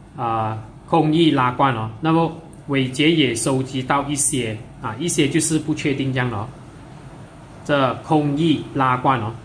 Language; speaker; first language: Chinese; native; Chinese